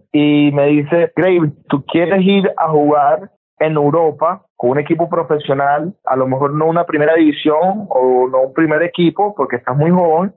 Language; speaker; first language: Spanish; native; Spanish